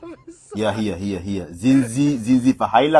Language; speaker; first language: German; non-native, learner; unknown